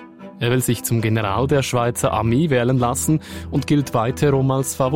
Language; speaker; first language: German; native; German